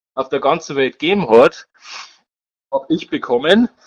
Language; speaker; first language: German; native; German